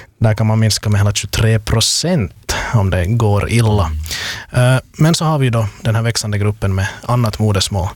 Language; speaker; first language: Swedish; native; Swedish